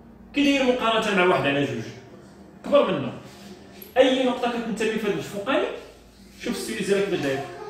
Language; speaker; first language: Arabic; native; Arabic